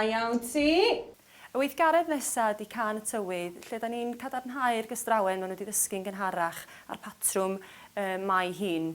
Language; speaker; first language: Welsh; native; Welsh